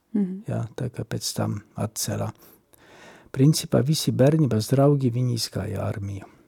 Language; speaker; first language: Latvian; non-native, fluent; Polish